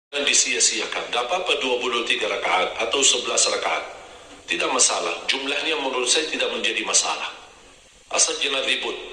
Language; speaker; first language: Indonesian; non-native, fluent; Arabic